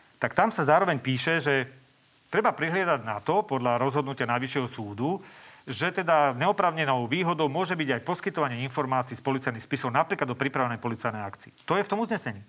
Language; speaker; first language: Slovak; native; Slovak